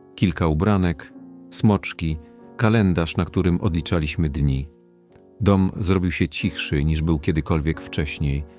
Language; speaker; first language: Polish; non-native, fluent; Kurdish